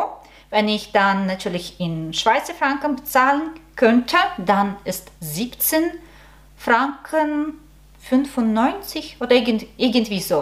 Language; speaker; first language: German; non-native, learner; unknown